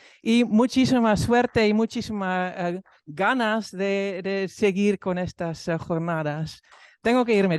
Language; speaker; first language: Spanish; non-native, fluent; Dutch